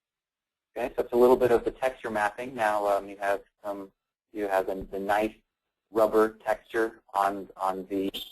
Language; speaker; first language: English; native; English